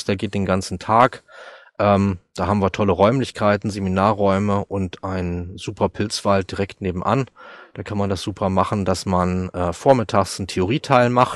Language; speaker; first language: German; native; German